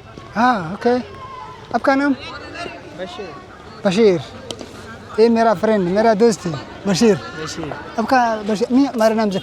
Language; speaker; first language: Hindi; non-native, learner; Somali